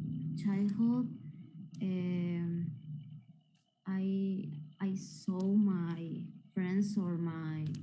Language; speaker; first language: English; non-native, learner; Spanish